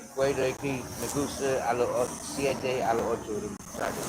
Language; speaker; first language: Spanish; non-native, learner; English